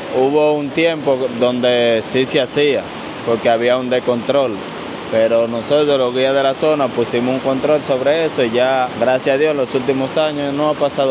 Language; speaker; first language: Spanish; native; Spanish